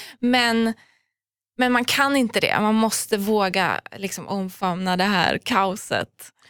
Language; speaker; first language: Swedish; early bilingual, other home language; Persian